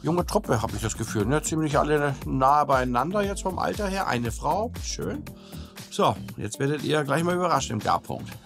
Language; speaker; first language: German; native; German